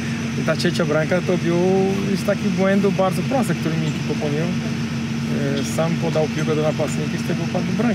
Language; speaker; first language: Polish; non-native, learner; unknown